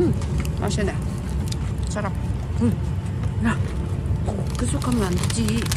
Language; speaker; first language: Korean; non-native, learner; Cebuano